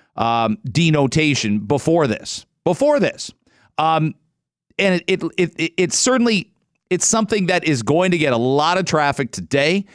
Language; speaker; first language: English; native; English